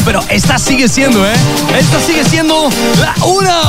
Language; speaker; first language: Spanish; native; Spanish